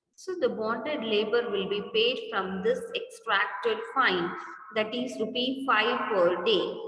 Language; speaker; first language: English; non-native, local second language; Kannada